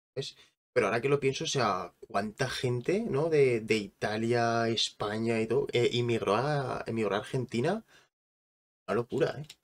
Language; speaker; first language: Spanish; native; Spanish